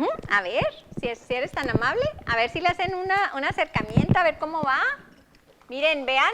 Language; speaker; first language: Spanish; native; Spanish